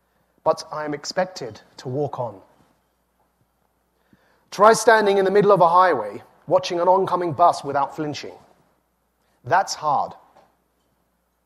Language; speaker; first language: English; native; English